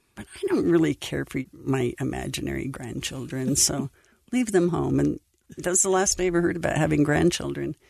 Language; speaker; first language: English; native; English